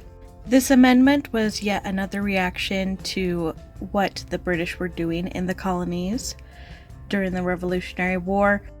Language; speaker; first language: English; native; English